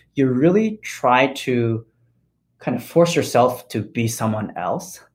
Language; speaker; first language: English; non-native, fluent; Japanese